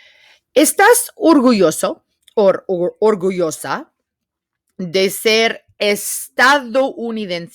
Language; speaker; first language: Spanish; non-native, fluent; English